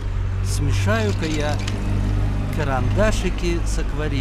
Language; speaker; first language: Russian; native; Russian